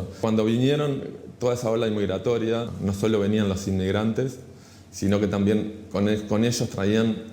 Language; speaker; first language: Spanish; native; Spanish